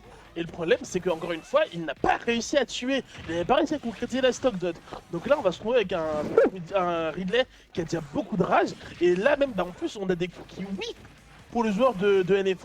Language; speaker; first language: French; native; French